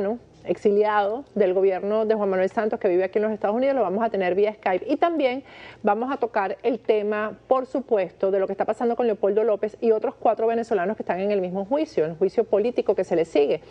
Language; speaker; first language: Spanish; native; Spanish